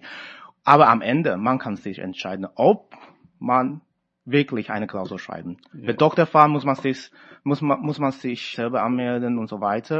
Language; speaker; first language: German; non-native, fluent; Chinese